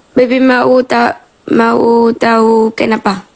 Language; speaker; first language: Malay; non-native, learner; Vietnamese